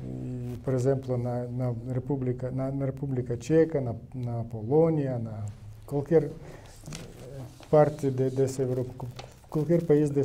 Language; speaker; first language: Portuguese; non-native, learner; Ukrainian